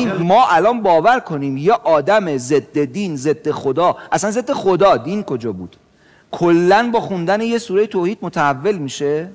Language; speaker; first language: Persian; native; Persian